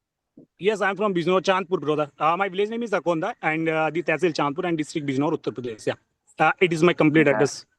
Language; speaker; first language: English; non-native, learner; Hindi